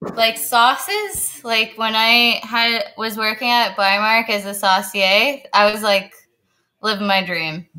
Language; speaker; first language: English; native; English